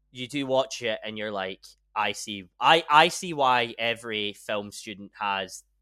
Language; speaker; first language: English; native; English